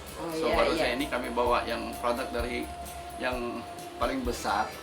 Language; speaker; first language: Indonesian; non-native, fluent; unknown